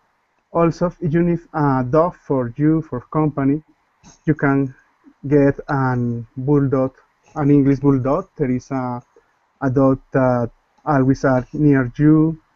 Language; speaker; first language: English; non-native, learner; Spanish